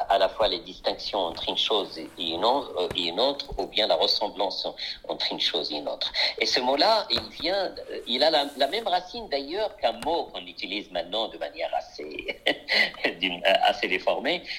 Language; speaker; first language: French; non-native, local second language; Arabic